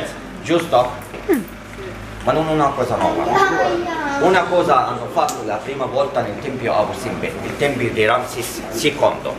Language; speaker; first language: Italian; non-native, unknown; Arabic